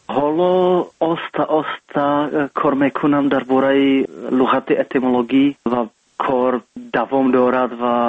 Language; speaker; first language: Persian; non-native, learner; Czech